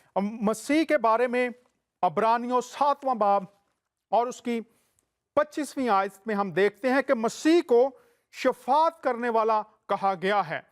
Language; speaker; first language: Urdu; native; Urdu